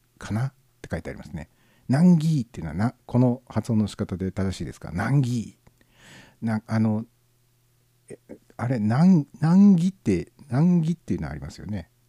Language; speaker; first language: Japanese; native; Japanese